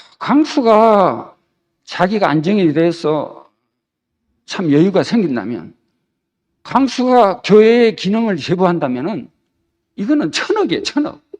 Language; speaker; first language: Korean; native; Korean